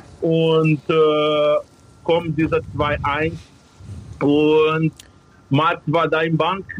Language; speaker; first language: German; non-native, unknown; Portuguese